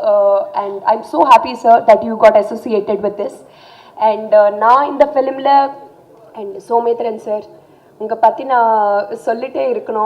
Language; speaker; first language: Tamil; non-native, learner; Telugu